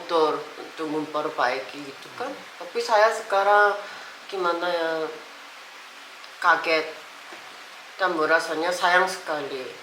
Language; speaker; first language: Indonesian; non-native, learner; Korean